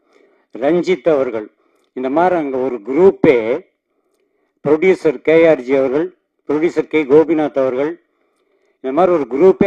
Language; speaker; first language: Tamil; native; Tamil